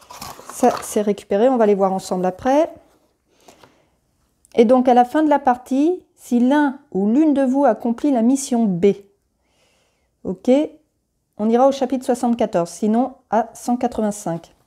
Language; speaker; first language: French; native; French